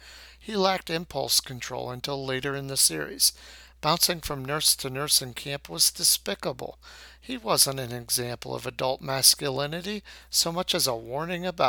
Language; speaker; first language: English; native; English